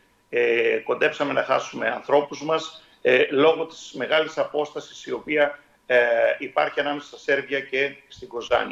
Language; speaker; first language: Greek; native; Greek